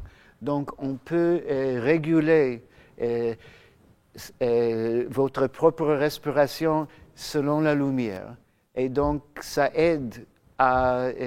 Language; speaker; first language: French; non-native, fluent; English